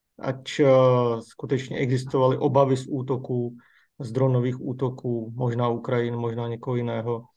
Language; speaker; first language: Czech; native; Czech